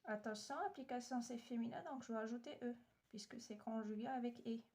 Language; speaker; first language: French; non-native, local second language; Arabic